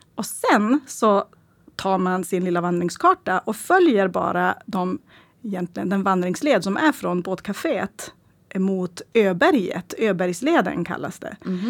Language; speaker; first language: Swedish; native; Swedish